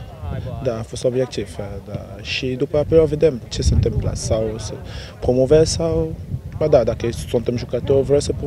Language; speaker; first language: Romanian; non-native, learner; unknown